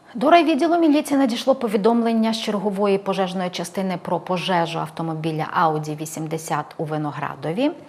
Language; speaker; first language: Ukrainian; native; Ukrainian